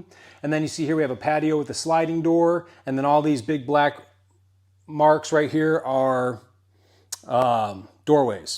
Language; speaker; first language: English; native; English